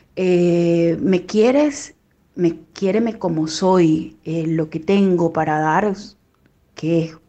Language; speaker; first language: Spanish; native; Spanish